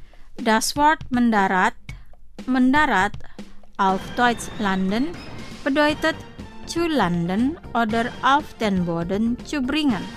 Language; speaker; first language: German; non-native, fluent; Indonesian